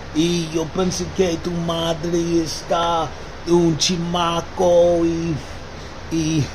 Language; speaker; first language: Spanish; non-native, learner; English